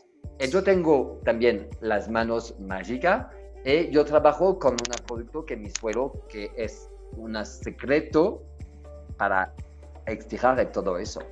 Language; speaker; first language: Spanish; non-native, learner; French